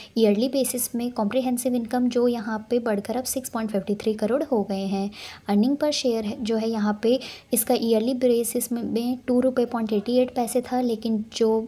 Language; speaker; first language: Hindi; native; Hindi